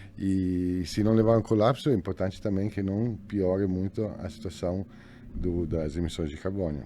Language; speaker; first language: Portuguese; non-native, fluent; Italian